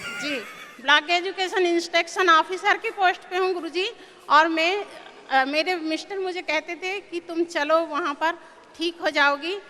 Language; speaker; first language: Hindi; native; Hindi